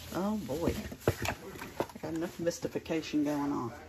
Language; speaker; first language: English; native; English